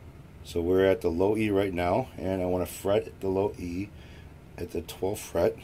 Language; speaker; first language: English; native; English